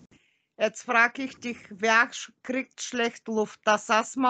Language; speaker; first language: German; non-native, fluent; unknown